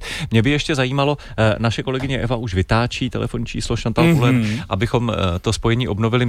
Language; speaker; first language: Czech; native; Czech